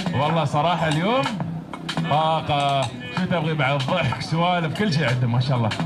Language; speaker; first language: Arabic; native; Arabic